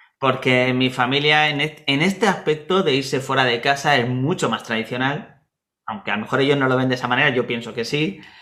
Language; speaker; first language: Spanish; native; Spanish